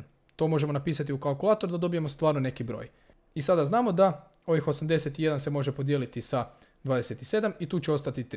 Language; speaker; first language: Croatian; native; Croatian